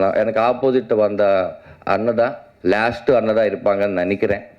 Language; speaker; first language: Tamil; non-native, learner; Telugu